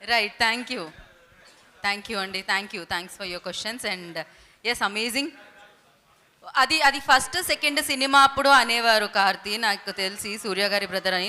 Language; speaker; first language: Telugu; native; Telugu